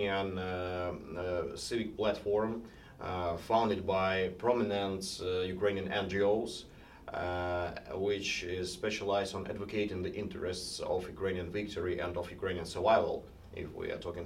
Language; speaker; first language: English; non-native, fluent; Ukrainian